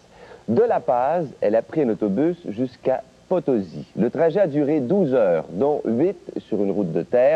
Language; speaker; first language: French; native; French